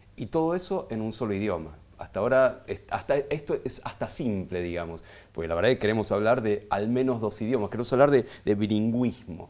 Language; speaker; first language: Spanish; native; Spanish